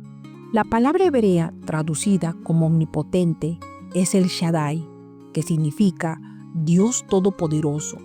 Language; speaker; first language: Spanish; native; Spanish